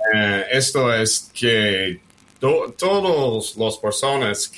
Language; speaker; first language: Spanish; early bilingual, heritage; English